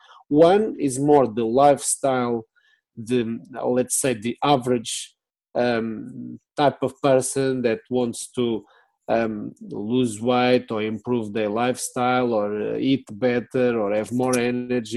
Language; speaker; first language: English; non-native, fluent; Portuguese